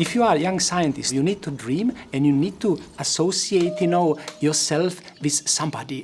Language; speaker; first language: English; non-native, fluent; Czech